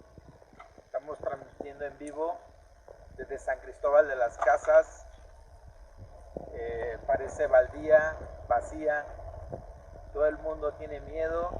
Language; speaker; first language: Spanish; native; Spanish